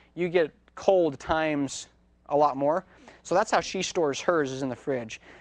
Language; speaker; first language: English; native; English